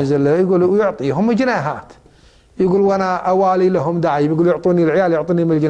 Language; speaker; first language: Arabic; native; Arabic